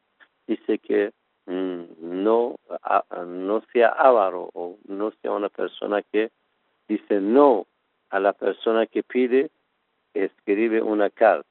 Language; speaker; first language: Spanish; non-native, fluent; Persian